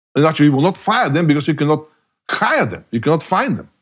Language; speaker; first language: English; non-native, fluent; Bulgarian